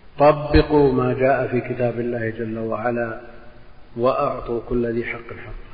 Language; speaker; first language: Arabic; native; Arabic